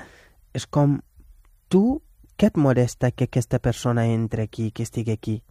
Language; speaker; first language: Catalan; non-native, fluent; Wolof